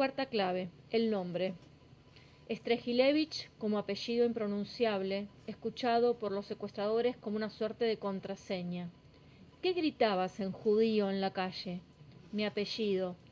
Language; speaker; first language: Spanish; native; Spanish